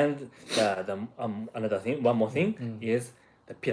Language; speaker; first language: English; non-native, fluent; Japanese